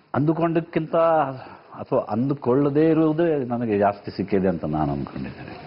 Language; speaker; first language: Kannada; non-native, local second language; Konkani